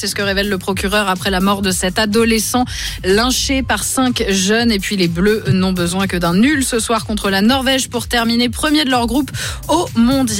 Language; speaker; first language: French; native; French